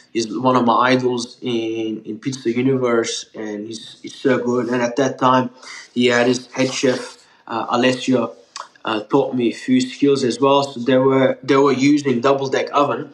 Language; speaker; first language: English; non-native, fluent; Turkish